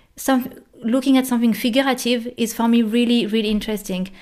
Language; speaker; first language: English; non-native, fluent; French